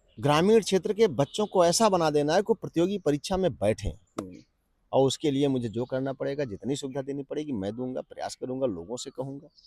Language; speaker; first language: Hindi; native; Hindi